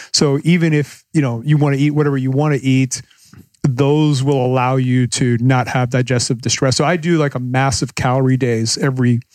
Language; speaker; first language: English; native; English